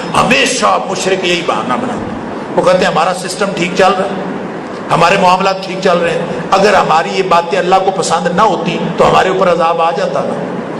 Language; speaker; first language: Urdu; non-native, local second language; Punjabi